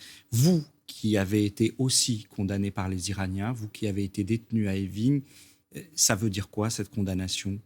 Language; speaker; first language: French; native; French